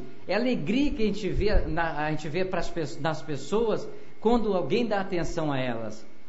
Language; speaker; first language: Portuguese; native; Portuguese